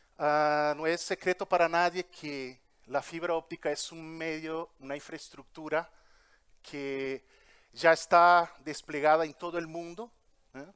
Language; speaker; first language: Spanish; early bilingual, heritage; Portuguese